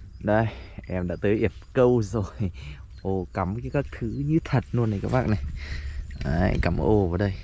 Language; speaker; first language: Vietnamese; native; Vietnamese